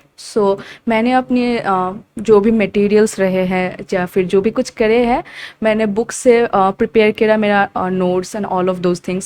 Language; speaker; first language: Hindi; non-native, local second language; Assamese